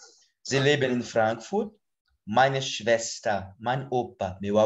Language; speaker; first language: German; non-native, fluent; Portuguese